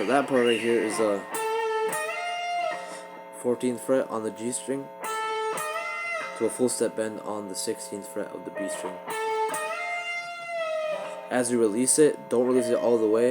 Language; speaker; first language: English; native; English